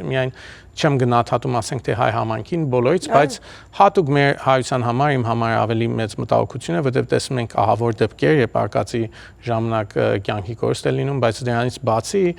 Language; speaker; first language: Armenian; early bilingual, heritage; Armenian